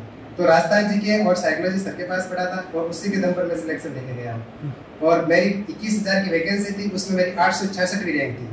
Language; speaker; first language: Hindi; non-native, local second language; Marwari